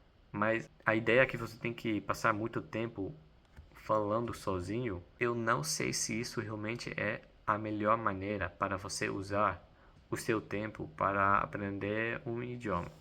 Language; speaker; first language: Portuguese; non-native, fluent; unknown